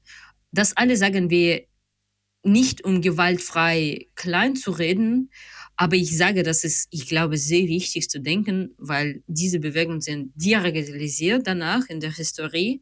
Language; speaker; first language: German; non-native, fluent; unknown